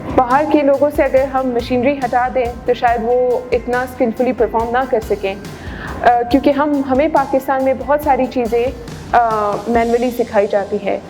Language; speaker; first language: Urdu; non-native, local second language; Pashto